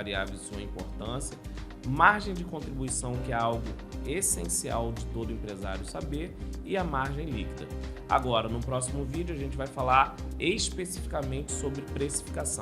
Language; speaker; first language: Portuguese; native; Portuguese